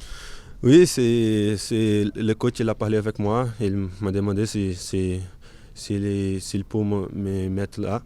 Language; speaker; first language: French; non-native, learner; Portuguese